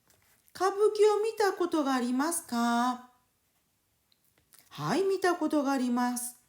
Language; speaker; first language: Japanese; non-native, fluent; French